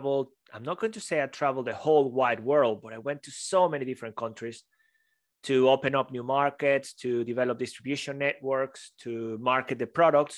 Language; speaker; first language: English; non-native, fluent; Spanish